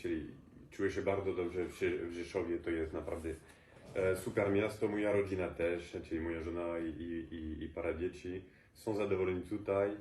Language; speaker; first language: Polish; non-native, fluent; French